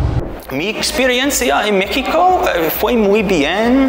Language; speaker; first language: Spanish; non-native, learner; English